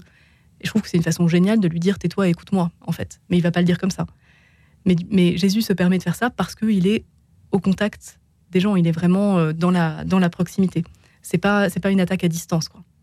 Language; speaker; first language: French; native; French